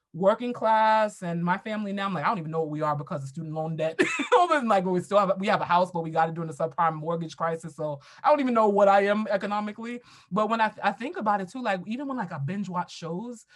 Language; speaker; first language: English; native; English